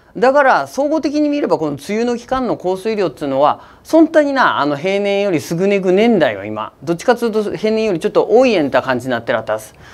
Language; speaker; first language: Japanese; native; Japanese